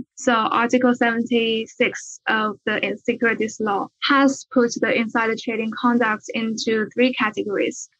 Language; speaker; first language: English; non-native, fluent; Chinese